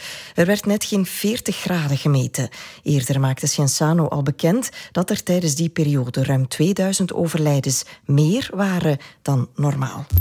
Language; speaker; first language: Dutch; native; Dutch